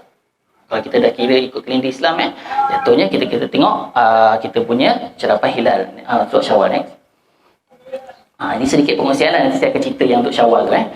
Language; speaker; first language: Malay; native; Malay